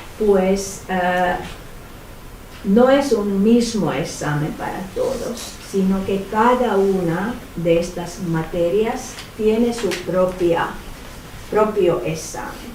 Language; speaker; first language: Spanish; non-native, fluent; Finnish